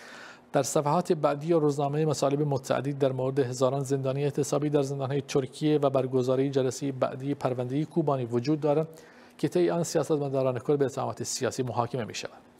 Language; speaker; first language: Persian; non-native, local second language; Kurdish